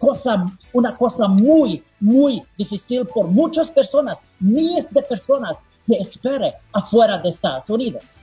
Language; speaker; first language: Spanish; non-native, fluent; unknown